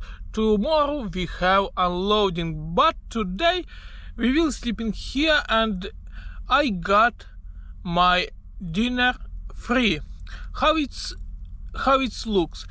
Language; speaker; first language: English; non-native, learner; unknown